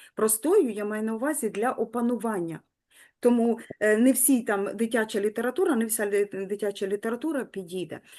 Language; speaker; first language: Ukrainian; native; Ukrainian